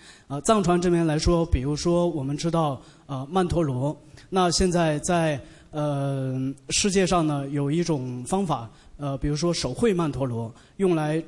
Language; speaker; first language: Chinese; native; Chinese